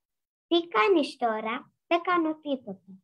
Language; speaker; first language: Greek; non-native, learner; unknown